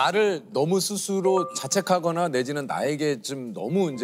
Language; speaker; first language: Korean; native; Korean